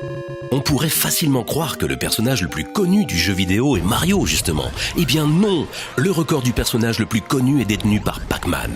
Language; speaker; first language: French; native; French